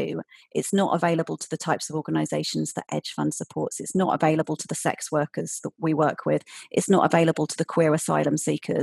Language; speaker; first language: English; native; English